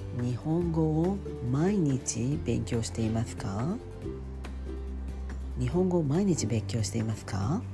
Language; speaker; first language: Japanese; non-native, learner; French